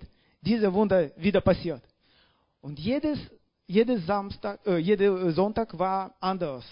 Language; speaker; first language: German; non-native, learner; Russian